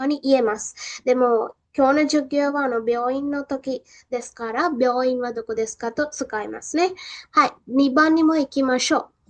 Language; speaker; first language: Japanese; non-native, fluent; Sinhala